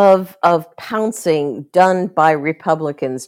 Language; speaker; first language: English; native; English